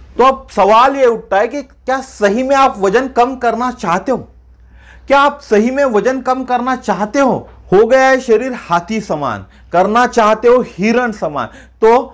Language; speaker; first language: Hindi; non-native, local second language; Marathi